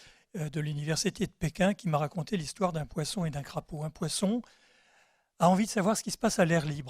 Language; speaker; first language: French; native; French